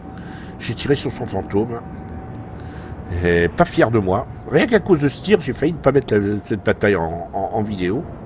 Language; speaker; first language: French; native; French